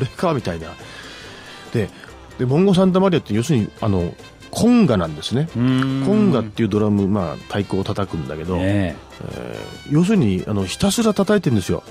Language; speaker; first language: Japanese; native; Japanese